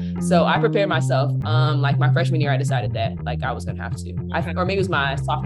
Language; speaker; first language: English; native; English